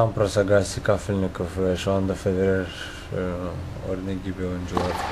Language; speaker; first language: Turkish; non-native, fluent; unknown